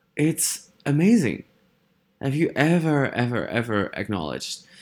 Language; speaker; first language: English; non-native, fluent; Dutch